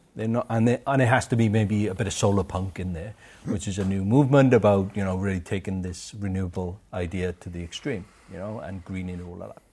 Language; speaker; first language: English; native; English